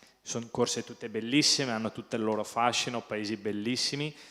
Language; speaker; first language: Italian; native; Italian